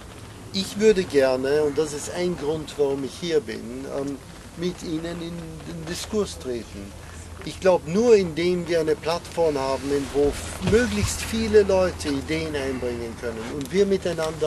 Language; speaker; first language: German; non-native, fluent; English